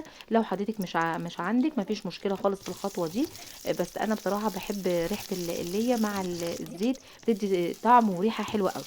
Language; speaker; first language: Arabic; native; Arabic